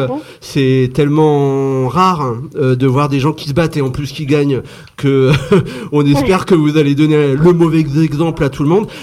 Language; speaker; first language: French; native; French